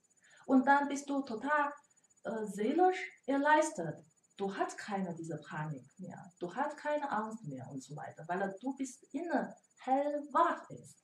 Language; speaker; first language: German; non-native, learner; Chinese